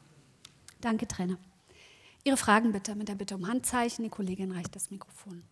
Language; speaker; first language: German; native; German